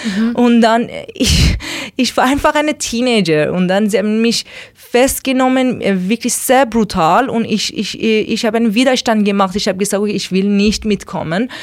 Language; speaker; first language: German; non-native, learner; Persian